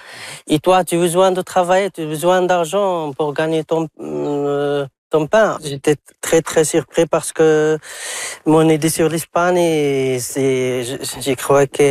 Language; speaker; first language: French; non-native, local second language; Arabic